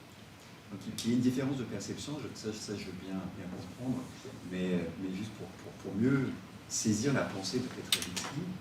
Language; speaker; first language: French; native; French